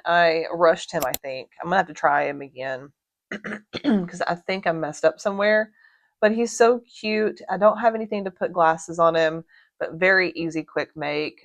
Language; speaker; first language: English; native; English